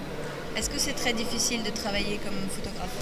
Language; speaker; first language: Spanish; non-native, learner; French